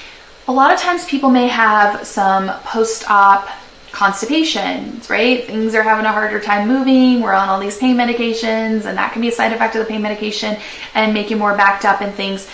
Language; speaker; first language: English; native; English